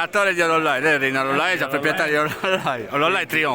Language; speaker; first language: Italian; native; Italian